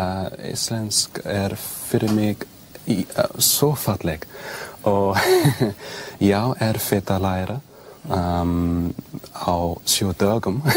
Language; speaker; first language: Icelandic; non-native, learner; English